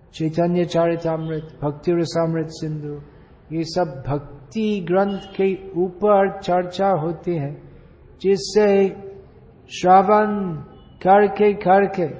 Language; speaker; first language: Hindi; non-native, fluent; English